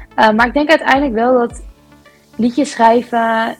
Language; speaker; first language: Dutch; early bilingual, other home language; English